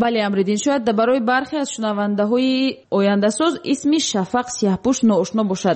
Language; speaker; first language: Tajik; native; Tajik